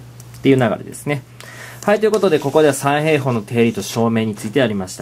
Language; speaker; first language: Japanese; native; Japanese